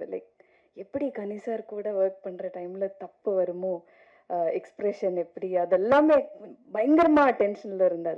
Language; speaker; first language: Tamil; non-native, fluent; Malayalam